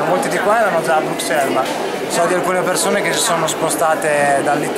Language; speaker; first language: Italian; native; Italian